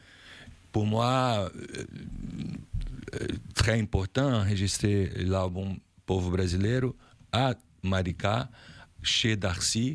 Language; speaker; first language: French; non-native, learner; Portuguese